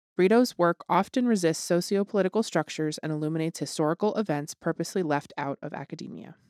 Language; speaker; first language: English; native; English